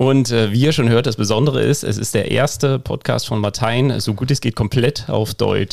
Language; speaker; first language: German; native; German